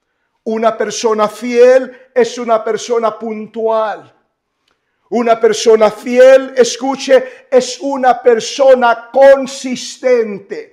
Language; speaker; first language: Spanish; native; Spanish